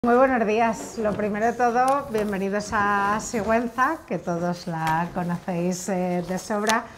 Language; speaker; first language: Spanish; native; Spanish